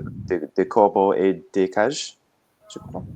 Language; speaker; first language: French; non-native, learner; English